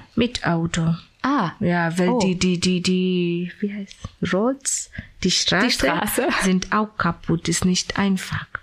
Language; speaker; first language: German; non-native, fluent; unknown